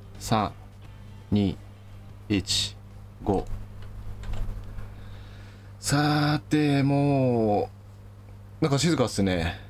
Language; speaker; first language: Japanese; native; Japanese